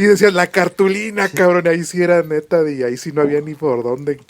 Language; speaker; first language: Spanish; native; Spanish